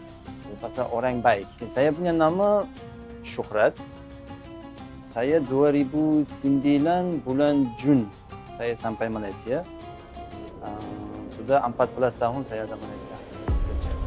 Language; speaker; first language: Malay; non-native, learner; Uzbek